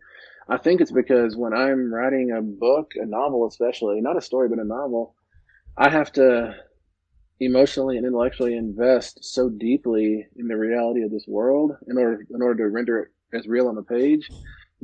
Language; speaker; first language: English; native; English